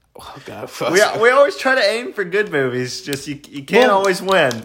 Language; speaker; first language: English; native; English